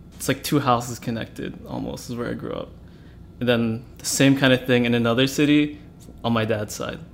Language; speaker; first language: English; early bilingual, other home language; Filipino